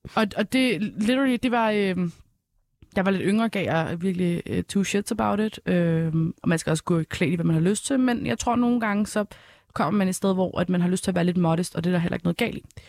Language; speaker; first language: Danish; early bilingual, other home language; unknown